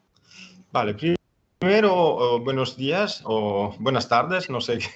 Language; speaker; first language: Spanish; non-native, fluent; Italian